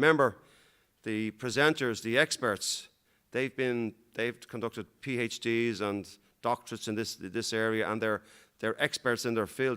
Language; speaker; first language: English; native; English